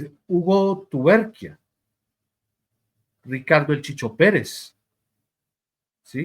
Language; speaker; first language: Spanish; native; Spanish